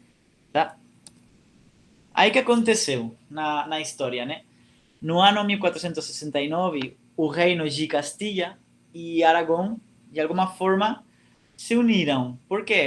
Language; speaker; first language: Portuguese; non-native, fluent; Catalan